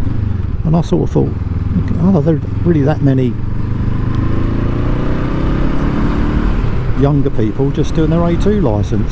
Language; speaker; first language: English; native; English